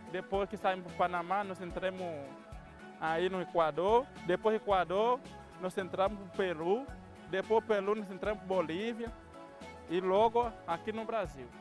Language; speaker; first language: Portuguese; non-native, learner; Haitian Creole